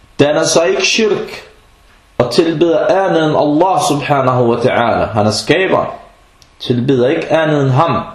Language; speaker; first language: Danish; early bilingual, other home language; Arabic